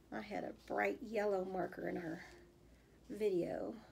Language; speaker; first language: English; native; English